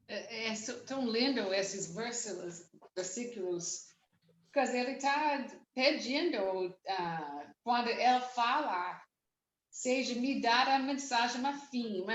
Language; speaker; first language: Portuguese; non-native, learner; English